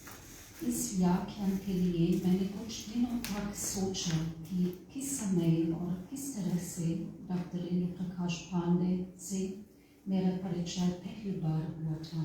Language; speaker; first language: Hindi; non-native, fluent; German